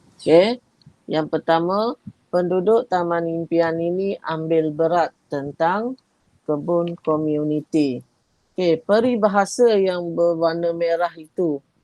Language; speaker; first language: Malay; native; Malay